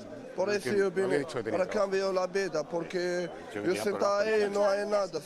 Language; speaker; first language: Spanish; non-native, learner; Arabic